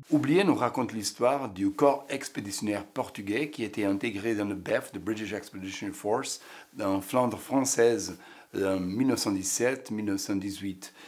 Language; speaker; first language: French; non-native, fluent; Portuguese